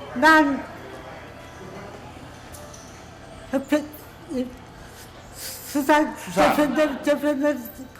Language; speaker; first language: Korean; non-native, local second language; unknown